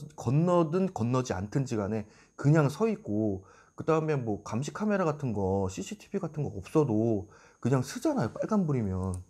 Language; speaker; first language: Korean; native; Korean